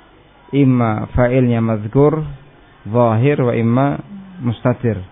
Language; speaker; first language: Arabic; non-native, fluent; Indonesian